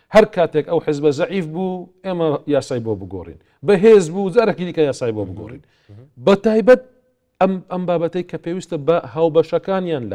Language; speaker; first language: Central Kurdish; non-native, local second language; Assyrian Neo-Aramaic